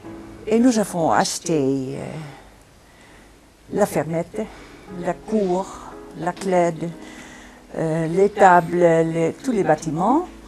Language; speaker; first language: French; non-native, fluent; Dutch